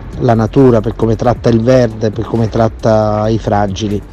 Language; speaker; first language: Italian; native; Italian